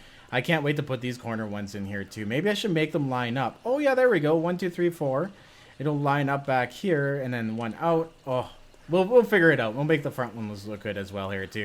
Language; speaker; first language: English; native; English